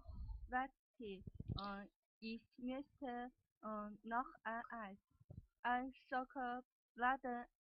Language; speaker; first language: German; non-native, learner; Chinese